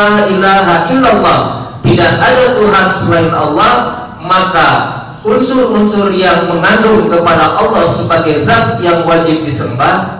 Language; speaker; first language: Indonesian; native; Indonesian